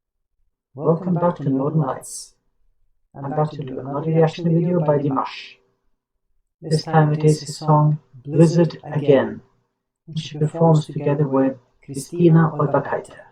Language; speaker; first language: English; non-native, fluent; Norwegian